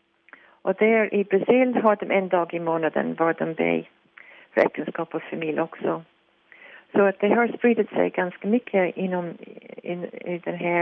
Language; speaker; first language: Swedish; non-native, fluent; English